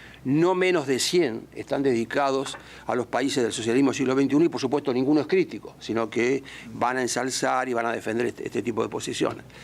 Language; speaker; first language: Spanish; native; Spanish